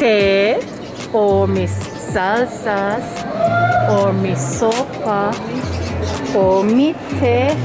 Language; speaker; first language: Spanish; non-native, learner; English